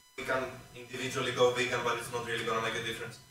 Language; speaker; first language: English; non-native, fluent; Greek